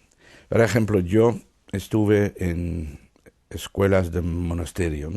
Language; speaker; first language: Spanish; non-native, fluent; Dutch